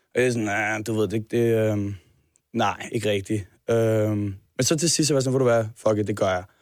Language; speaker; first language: Danish; native; Danish